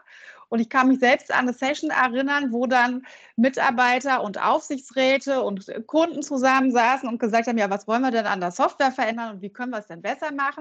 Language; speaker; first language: German; native; German